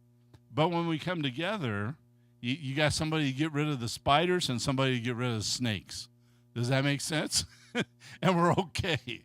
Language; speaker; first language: English; native; English